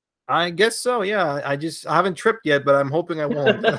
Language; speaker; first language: English; early bilingual, other home language; Spanish